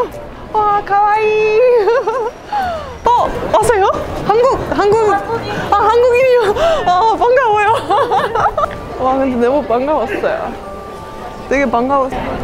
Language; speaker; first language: Korean; non-native, fluent; Estonian